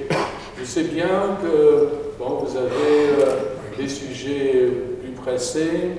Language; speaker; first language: French; non-native, fluent; Romanian